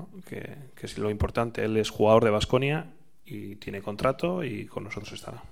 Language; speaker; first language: Spanish; native; Spanish